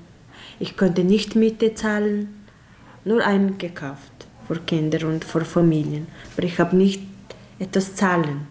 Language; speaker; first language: German; non-native, learner; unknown